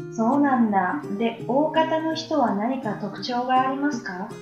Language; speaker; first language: Japanese; non-native, fluent; Chinese